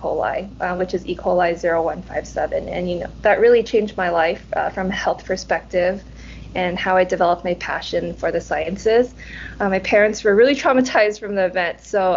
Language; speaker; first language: English; early bilingual, other home language; Cantonese